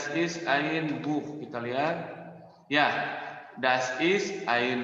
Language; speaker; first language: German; non-native, fluent; Indonesian